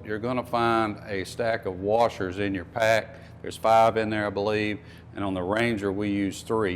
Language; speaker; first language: English; native; English